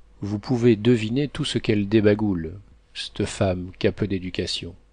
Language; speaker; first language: French; native; French